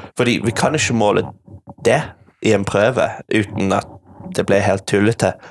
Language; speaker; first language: Norwegian; non-native, fluent; English